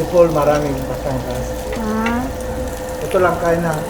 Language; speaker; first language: Filipino; non-native, learner; Korean